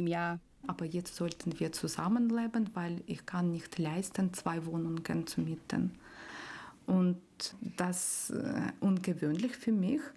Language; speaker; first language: German; non-native, learner; Ukrainian